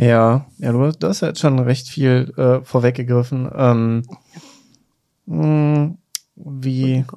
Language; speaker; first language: German; native; German